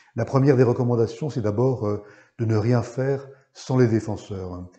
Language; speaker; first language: French; native; French